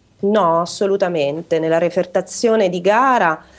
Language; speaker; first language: Italian; native; Italian